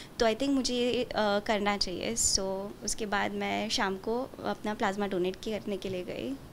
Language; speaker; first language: Hindi; non-native, local second language; Gujarati